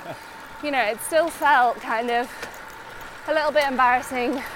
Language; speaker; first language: English; native; English